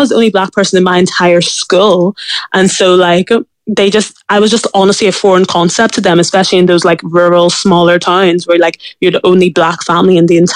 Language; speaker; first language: English; native; English